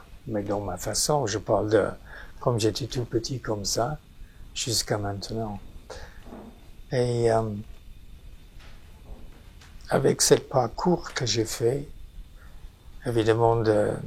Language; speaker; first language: French; non-native, fluent; English